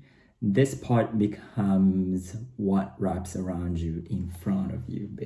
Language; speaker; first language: English; non-native, fluent; Japanese